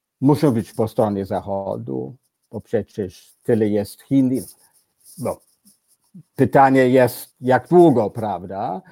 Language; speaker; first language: Polish; non-native, fluent; English